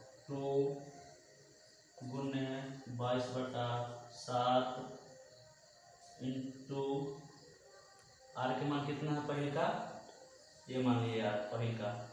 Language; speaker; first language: Hindi; native; Hindi